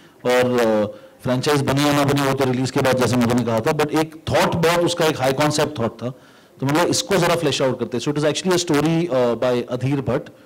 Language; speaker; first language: Hindi; native; Hindi